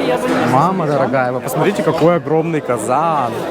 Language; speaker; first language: Russian; native; Russian